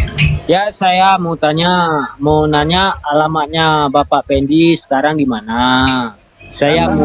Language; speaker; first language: Indonesian; non-native, local second language; Achinese